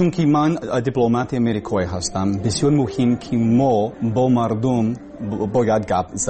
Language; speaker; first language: Persian; non-native, learner; English